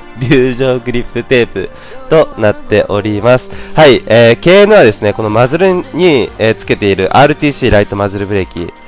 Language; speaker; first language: Japanese; native; Japanese